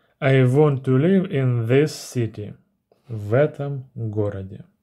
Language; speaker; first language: English; non-native, learner; Russian